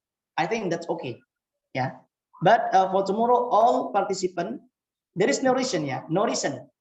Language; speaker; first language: English; non-native, fluent; Indonesian